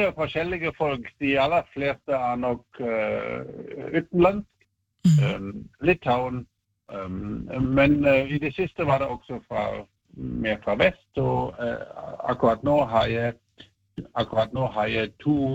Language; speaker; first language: Norwegian; non-native, fluent; German